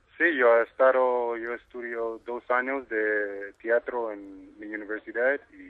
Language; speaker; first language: Spanish; non-native, fluent; English